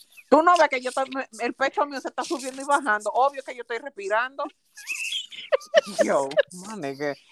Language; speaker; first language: Spanish; early bilingual, heritage; Spanish